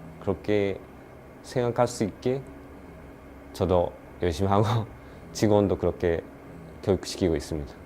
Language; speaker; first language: Korean; non-native, learner; Japanese